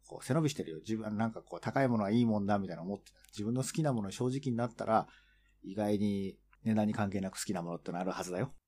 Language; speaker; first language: Japanese; native; Japanese